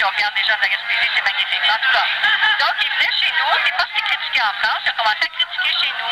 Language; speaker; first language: French; native; French